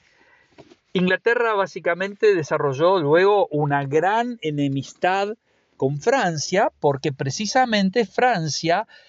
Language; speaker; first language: Spanish; native; Spanish